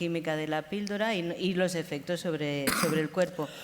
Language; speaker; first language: Spanish; non-native, local second language; Catalan